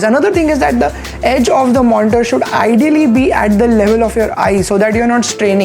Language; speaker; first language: English; non-native, local second language; Hindi